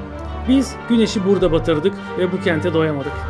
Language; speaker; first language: Turkish; native; Turkish